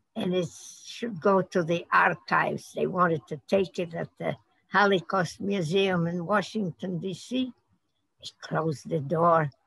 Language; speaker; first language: English; non-native, fluent; Polish